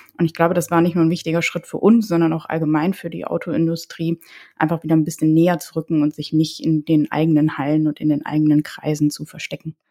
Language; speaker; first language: German; early bilingual, other home language; Polish